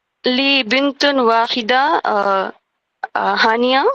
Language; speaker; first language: Arabic; non-native, learner; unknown